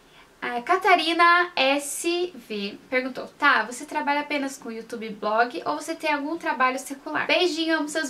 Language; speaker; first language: Portuguese; native; Portuguese